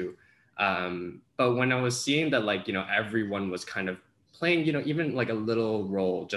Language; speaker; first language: English; non-native, local second language; Cantonese